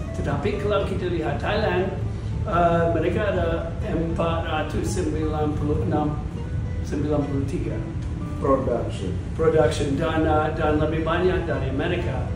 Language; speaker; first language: Indonesian; non-native, fluent; English